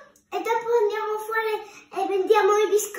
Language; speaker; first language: Italian; early bilingual, heritage; Italian